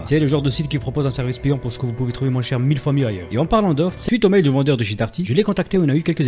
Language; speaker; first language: French; native; French